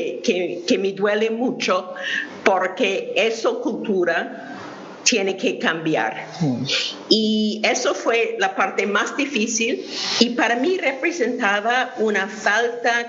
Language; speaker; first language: Spanish; non-native, fluent; English